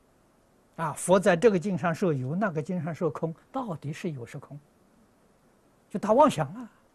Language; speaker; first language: Chinese; native; Chinese